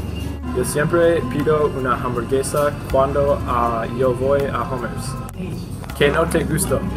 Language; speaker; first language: Spanish; non-native, learner; English